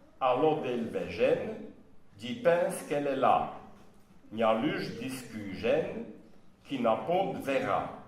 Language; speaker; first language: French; non-native, local second language; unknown